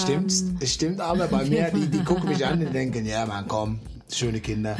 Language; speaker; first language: German; non-native, fluent; English